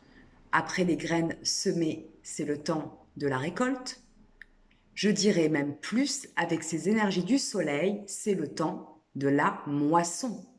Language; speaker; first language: French; native; French